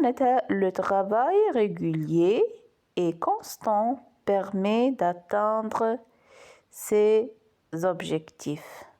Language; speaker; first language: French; non-native, local second language; Arabic